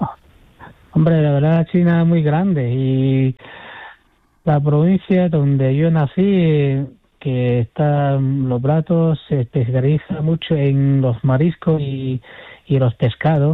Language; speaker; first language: Spanish; non-native, fluent; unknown